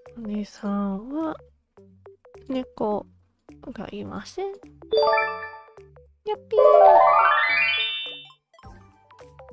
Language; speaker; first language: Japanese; non-native, learner; English